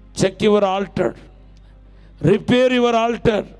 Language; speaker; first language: English; non-native, local second language; Telugu